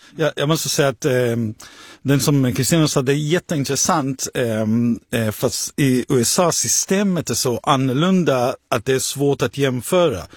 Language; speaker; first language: Swedish; non-native, fluent; Hebrew